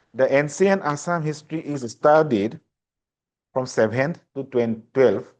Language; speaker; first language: English; non-native, local second language; Assamese